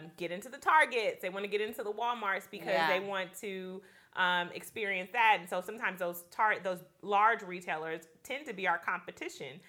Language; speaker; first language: English; native; English